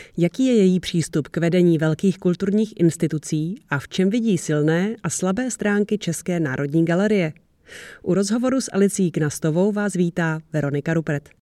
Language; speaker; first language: Czech; native; Czech